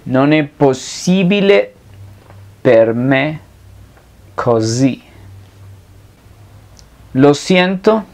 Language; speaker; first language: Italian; non-native, fluent; Spanish